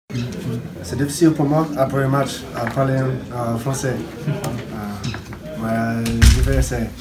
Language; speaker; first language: French; non-native, learner; English